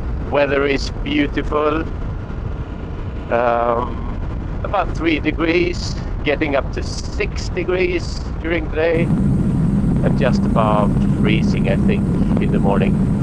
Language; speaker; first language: English; non-native, fluent; Swedish